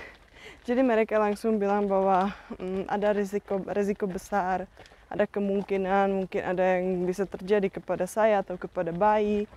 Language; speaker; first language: Indonesian; non-native, fluent; Czech